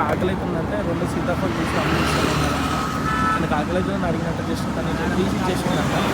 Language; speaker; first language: Telugu; non-native, local second language; Lambadi